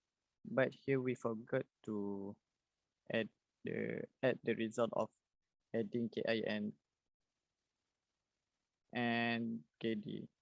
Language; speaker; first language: English; non-native, learner; Malay